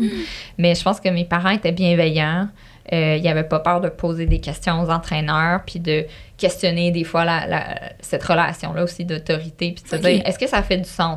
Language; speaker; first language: French; native; French